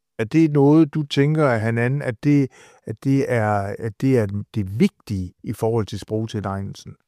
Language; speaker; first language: Danish; native; Danish